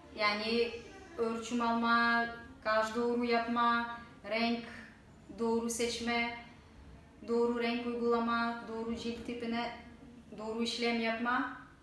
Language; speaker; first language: Turkish; non-native, fluent; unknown